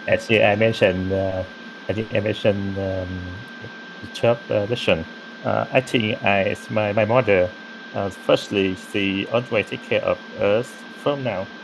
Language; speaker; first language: English; non-native, learner; Vietnamese